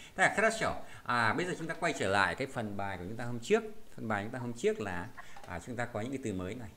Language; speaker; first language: Vietnamese; native; Vietnamese